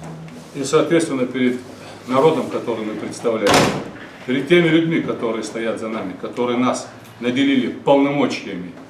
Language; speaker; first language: Russian; non-native, local second language; Ingush